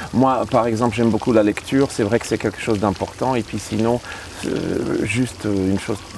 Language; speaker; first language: French; early bilingual, other home language; English